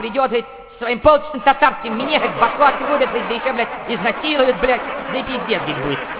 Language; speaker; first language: Russian; native; Russian